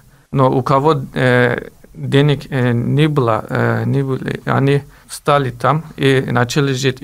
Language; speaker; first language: Russian; non-native, learner; Turkish